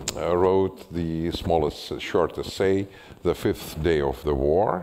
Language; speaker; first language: English; non-native, fluent; Russian